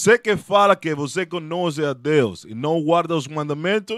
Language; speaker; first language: Portuguese; non-native, fluent; Spanish